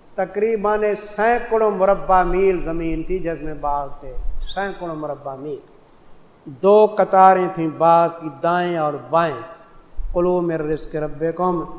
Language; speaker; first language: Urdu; non-native, local second language; Saraiki